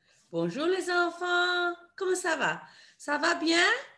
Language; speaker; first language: French; non-native, fluent; English